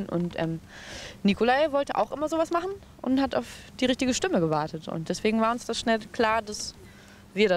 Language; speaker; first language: German; native; German